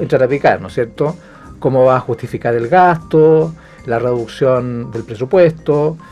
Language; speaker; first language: Spanish; native; Spanish